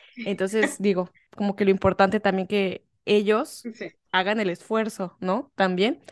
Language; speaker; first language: Spanish; native; Spanish